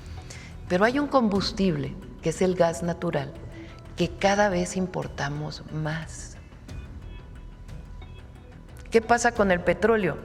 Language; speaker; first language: Spanish; native; Spanish